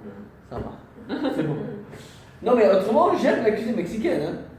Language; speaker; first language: French; non-native, fluent; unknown